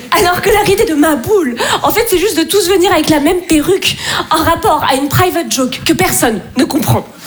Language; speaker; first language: French; native; French